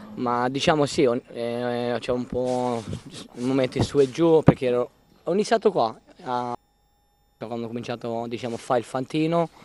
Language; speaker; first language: Italian; non-native, fluent; Albanian